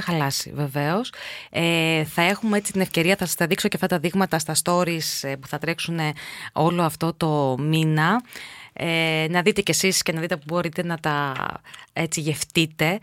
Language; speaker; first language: Greek; native; Greek